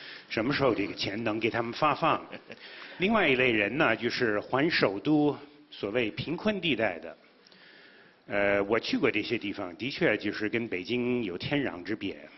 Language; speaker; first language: Chinese; non-native, fluent; English